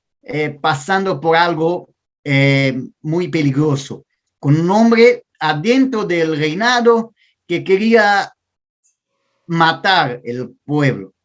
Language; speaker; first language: Spanish; non-native, learner; Portuguese